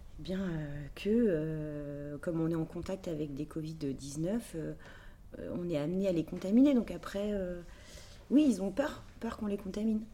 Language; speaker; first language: French; native; French